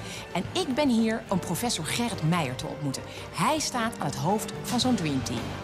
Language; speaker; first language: Dutch; native; Dutch